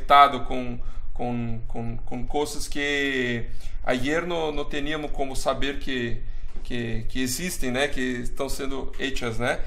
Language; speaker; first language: Spanish; non-native, fluent; Portuguese